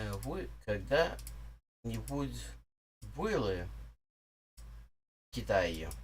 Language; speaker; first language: Russian; non-native, learner; English